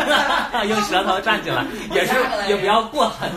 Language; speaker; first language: Chinese; native; Chinese